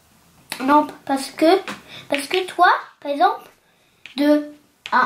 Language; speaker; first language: French; early bilingual, heritage; French